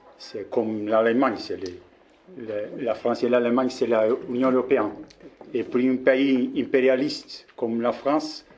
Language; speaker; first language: French; non-native, learner; Portuguese